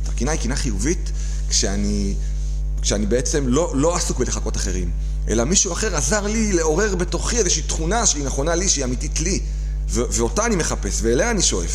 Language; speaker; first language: Hebrew; native; Hebrew